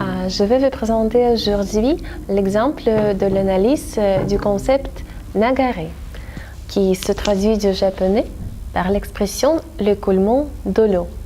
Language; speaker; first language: French; non-native, fluent; Russian